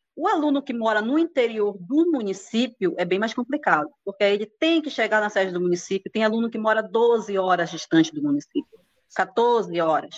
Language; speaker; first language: Portuguese; native; Portuguese